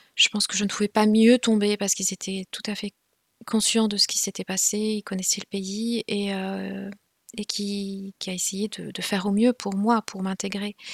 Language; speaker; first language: French; non-native, local second language; Kinyarwanda